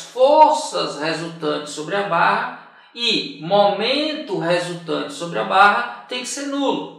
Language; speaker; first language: Portuguese; native; Portuguese